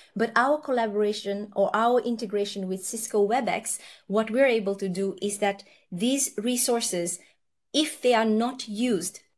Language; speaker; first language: English; early bilingual, other home language; Nepali